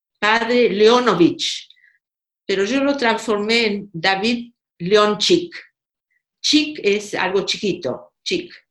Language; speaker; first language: Spanish; native; Spanish